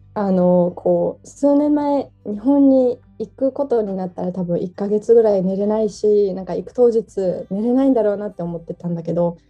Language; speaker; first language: Japanese; non-native, fluent; Georgian